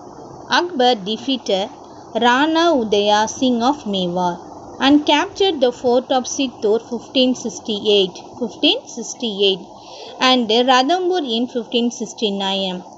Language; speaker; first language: English; non-native, local second language; Tamil